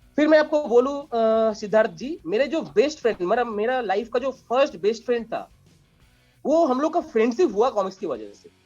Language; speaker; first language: Hindi; non-native, local second language; Bangla